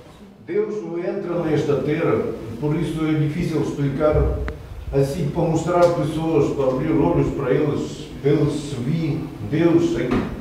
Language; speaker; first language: Portuguese; non-native, learner; Russian